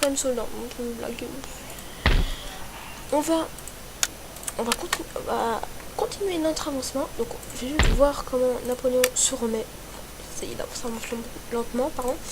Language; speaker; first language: French; native; French